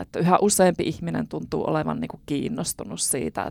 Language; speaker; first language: Finnish; native; Finnish